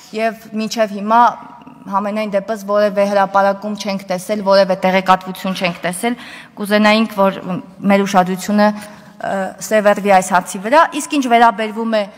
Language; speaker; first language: Armenian; native; Armenian